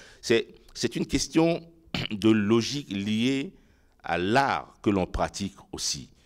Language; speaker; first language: French; non-native, local second language; Ewe